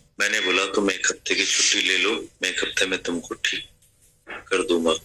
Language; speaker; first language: Hindi; non-native, local second language; Sindhi